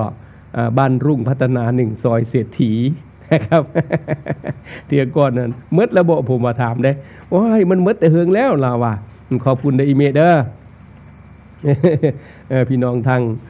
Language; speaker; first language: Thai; non-native, local second language; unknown